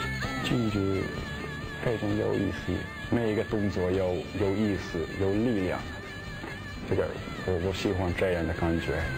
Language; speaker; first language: Chinese; non-native, learner; Finnish